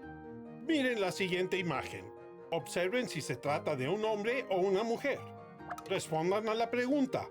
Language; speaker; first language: Spanish; native; Spanish